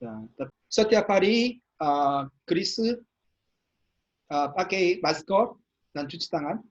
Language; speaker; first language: Indonesian; non-native, learner; Korean